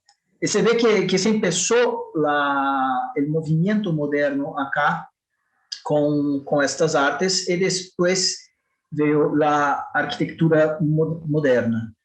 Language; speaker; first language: Spanish; non-native, fluent; Portuguese